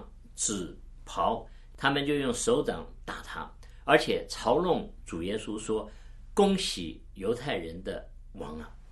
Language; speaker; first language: Chinese; native; Chinese